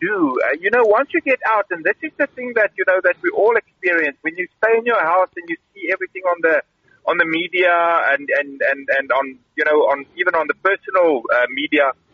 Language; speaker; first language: English; non-native, local second language; Afrikaans